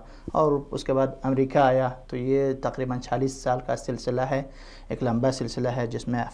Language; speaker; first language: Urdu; non-native, fluent; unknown